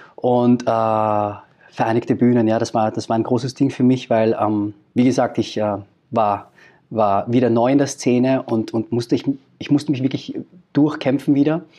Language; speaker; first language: German; early bilingual, other home language; Filipino